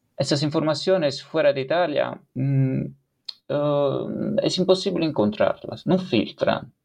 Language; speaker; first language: Spanish; non-native, fluent; Italian